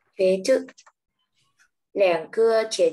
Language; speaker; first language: Chinese; non-native, learner; Vietnamese